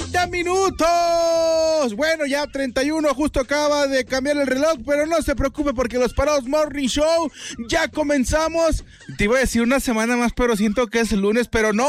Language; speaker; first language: Spanish; native; Spanish